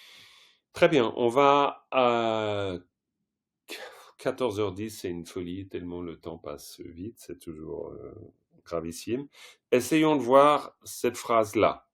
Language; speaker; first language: French; native; French